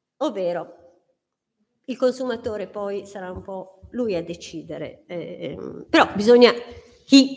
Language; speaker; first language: Italian; native; Italian